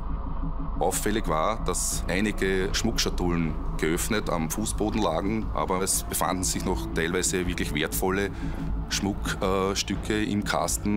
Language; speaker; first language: German; native; German